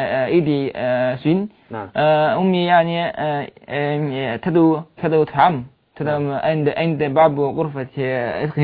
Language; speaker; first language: Arabic; non-native, learner; Chinese